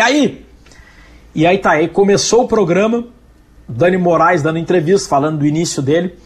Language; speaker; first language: Portuguese; native; Portuguese